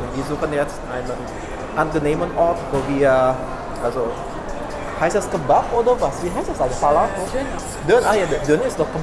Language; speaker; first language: German; non-native, fluent; Indonesian